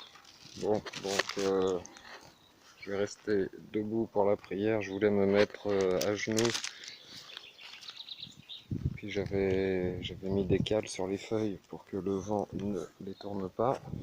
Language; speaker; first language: French; native; French